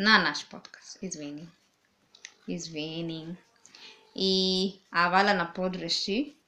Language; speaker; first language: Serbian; non-native, learner; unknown